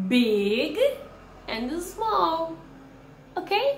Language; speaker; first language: English; non-native, learner; Portuguese